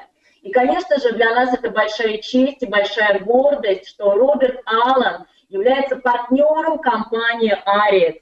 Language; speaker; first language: Russian; native; Russian